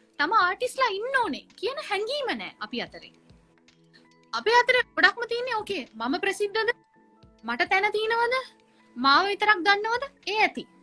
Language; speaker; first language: Sinhala; non-native, local second language; Tamil